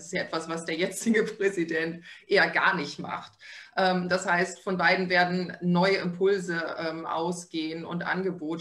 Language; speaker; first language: German; native; German